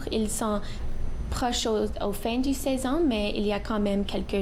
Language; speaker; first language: French; non-native, local second language; English